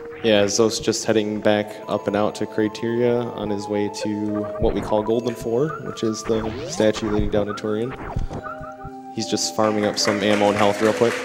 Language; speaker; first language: English; native; English